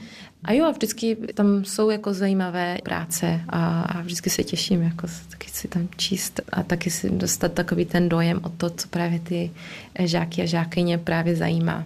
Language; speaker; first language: Czech; early bilingual, heritage; Czech